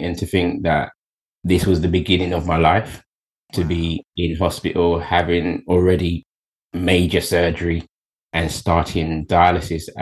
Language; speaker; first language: English; native; English